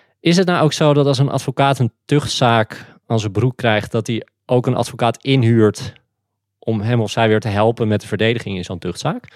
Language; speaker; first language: Dutch; native; Dutch